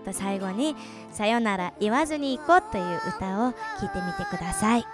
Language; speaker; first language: Japanese; early bilingual, other home language; Mongolian